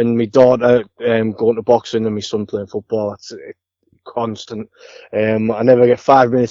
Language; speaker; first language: English; native; English